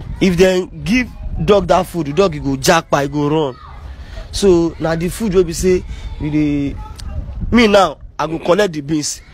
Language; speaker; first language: Nigerian Pidgin; non-native, local second language; Yoruba